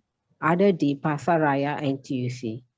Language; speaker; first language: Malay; non-native, learner; Tamil